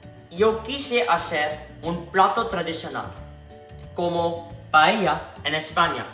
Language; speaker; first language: Spanish; non-native, learner; English